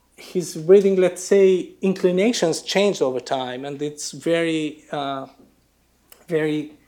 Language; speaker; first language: English; non-native, fluent; Albanian